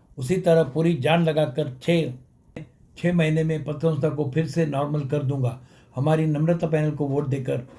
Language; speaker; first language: Hindi; non-native, local second language; Sindhi